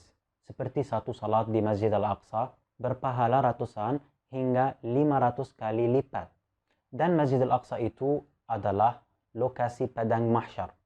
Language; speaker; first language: Indonesian; non-native, fluent; Arabic